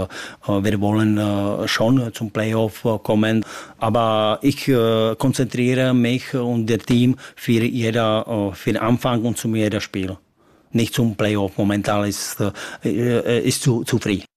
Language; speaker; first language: German; non-native, learner; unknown